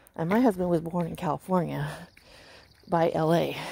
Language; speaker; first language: English; native; English